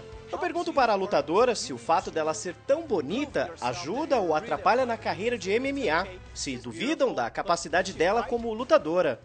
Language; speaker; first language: Portuguese; native; Portuguese